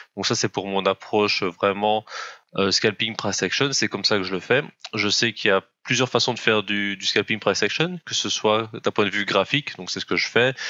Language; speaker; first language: French; native; French